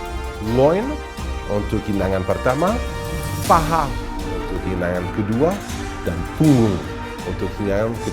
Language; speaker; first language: Indonesian; non-native, fluent; English